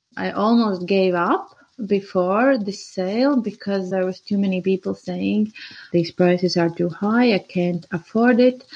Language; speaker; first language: English; non-native, fluent; Latvian